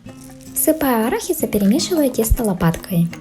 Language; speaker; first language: Russian; native; Russian